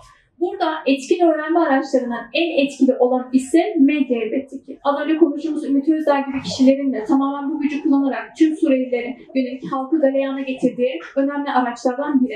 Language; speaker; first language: Turkish; native; Turkish